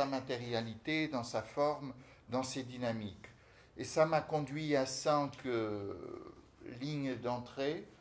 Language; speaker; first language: French; non-native, fluent; Portuguese